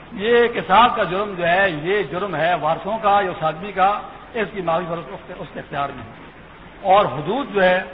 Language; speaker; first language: Urdu; non-native, local second language; Pashto